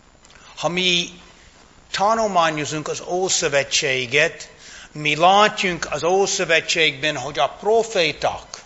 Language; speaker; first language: Hungarian; non-native, fluent; English